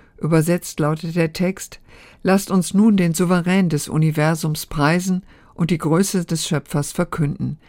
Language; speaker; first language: German; native; German